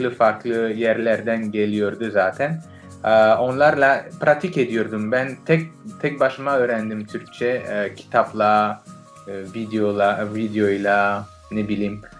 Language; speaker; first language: Turkish; non-native, fluent; French